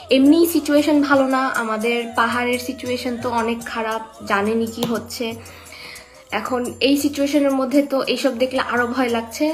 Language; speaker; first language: Bangla; non-native, local second language; Kok Borok